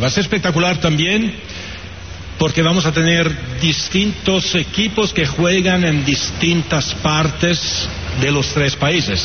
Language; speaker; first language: Spanish; non-native, fluent; Italian